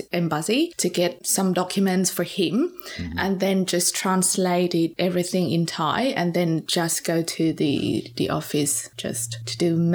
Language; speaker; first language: English; non-native, fluent; Thai